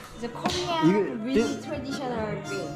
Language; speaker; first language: English; non-native, learner; Korean